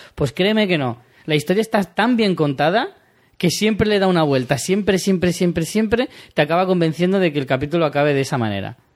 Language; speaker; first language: Spanish; native; Spanish